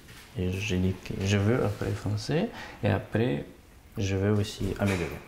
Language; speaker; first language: French; non-native, learner; Gagauz